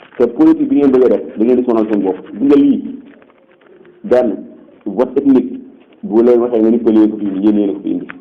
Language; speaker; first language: Wolof; non-native, local second language; Fula